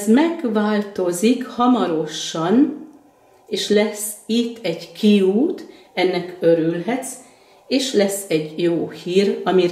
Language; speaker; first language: Hungarian; native; Hungarian